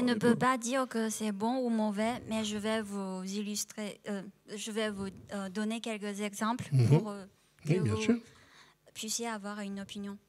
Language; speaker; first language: French; non-native, fluent; Chinese